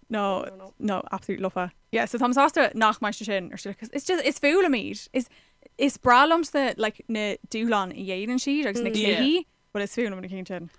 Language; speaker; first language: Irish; non-native, local second language; English